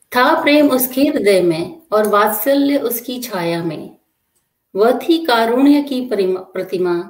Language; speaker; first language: Hindi; native; Hindi